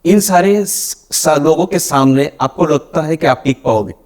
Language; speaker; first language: Hindi; non-native, local second language; Marathi